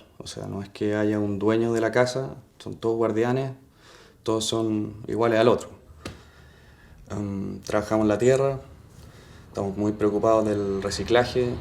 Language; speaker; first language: Spanish; native; Spanish